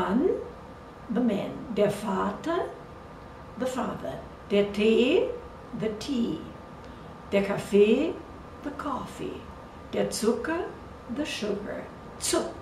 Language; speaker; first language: German; non-native, fluent; Portuguese